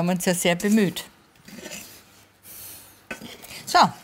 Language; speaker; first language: German; native; German